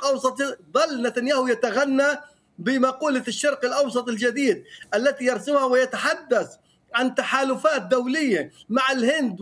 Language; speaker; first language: Arabic; native; Arabic